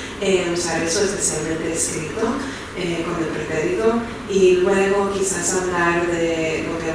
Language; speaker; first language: Spanish; non-native, fluent; English